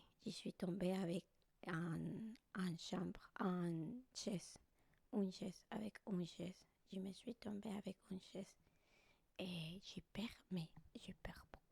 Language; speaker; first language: French; non-native, learner; Spanish